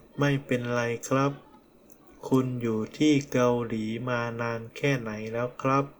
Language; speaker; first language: Thai; non-native, fluent; Korean